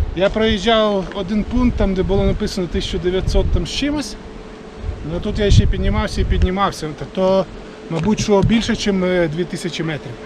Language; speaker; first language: Ukrainian; non-native, local second language; Russian